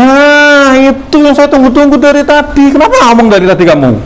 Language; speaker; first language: Indonesian; native; Indonesian